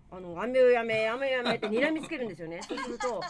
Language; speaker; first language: Japanese; native; Japanese